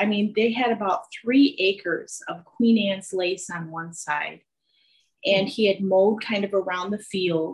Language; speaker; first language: English; native; English